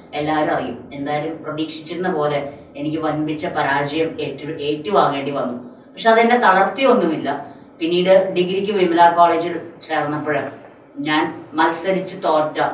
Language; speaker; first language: Malayalam; non-native, local second language; Tamil